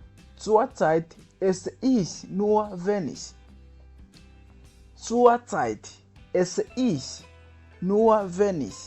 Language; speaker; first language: German; non-native, learner; Kinyarwanda